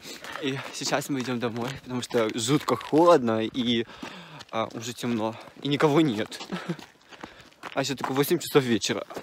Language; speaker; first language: Russian; native; Russian